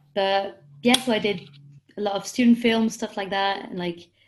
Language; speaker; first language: English; non-native, fluent; French